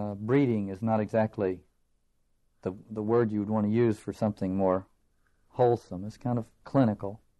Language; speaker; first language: English; native; English